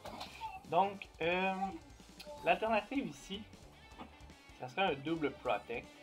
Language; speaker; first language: French; native; French